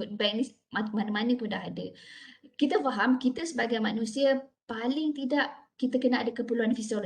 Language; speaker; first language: Malay; native; Malay